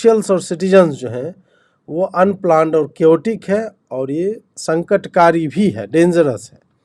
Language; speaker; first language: Hindi; native; Hindi